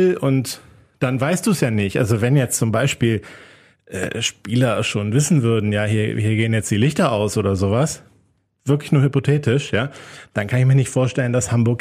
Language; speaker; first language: German; native; German